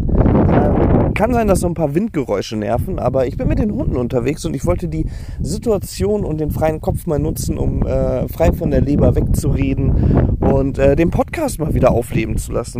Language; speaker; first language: German; native; German